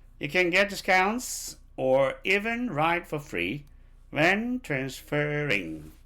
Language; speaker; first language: English; non-native, fluent; Korean